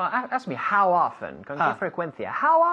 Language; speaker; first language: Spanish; non-native, fluent; English